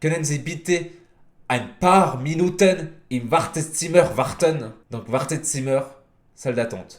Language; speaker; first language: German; non-native, fluent; French